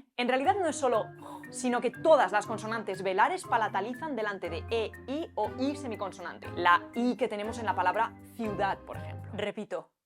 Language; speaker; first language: Spanish; native; Spanish